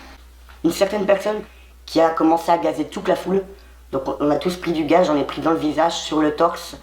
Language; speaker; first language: French; native; French